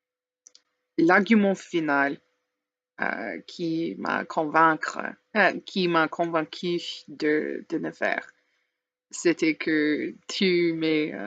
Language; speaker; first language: French; non-native, learner; English